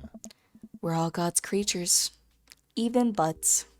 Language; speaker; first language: English; native; English